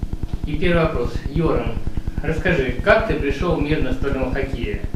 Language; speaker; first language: Russian; native; Russian